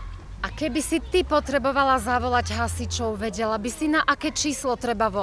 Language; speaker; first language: Slovak; native; Slovak